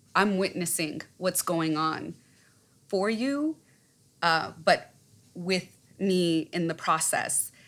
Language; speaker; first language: English; native; English